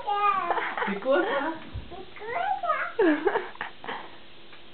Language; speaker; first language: French; native; French